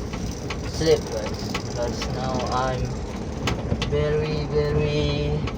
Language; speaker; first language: English; non-native, learner; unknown